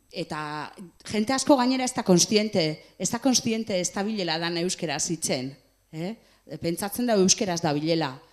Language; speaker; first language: Basque; native; Basque